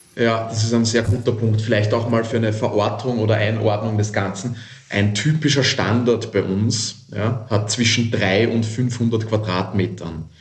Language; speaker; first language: German; native; German